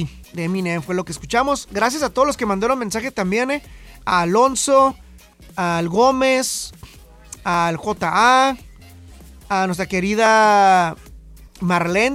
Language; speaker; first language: Spanish; native; Spanish